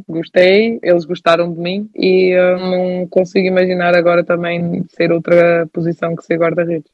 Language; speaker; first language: Portuguese; early bilingual, heritage; German